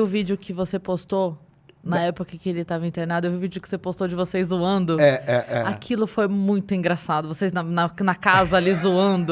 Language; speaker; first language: Portuguese; native; Portuguese